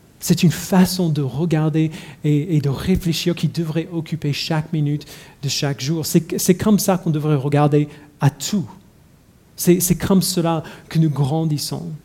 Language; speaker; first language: French; non-native, fluent; English